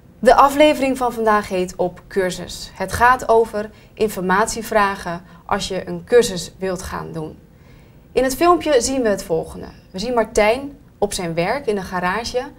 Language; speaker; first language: Dutch; native; Dutch